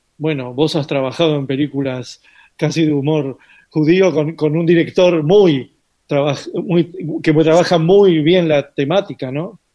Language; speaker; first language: Spanish; native; Spanish